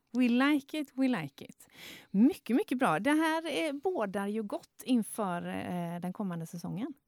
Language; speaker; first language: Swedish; native; Swedish